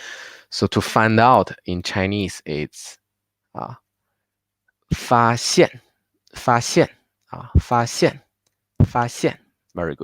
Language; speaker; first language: English; non-native, fluent; Chinese